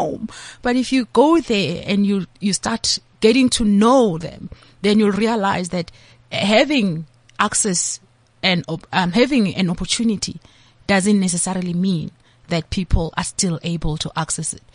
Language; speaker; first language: English; non-native, local second language; Zulu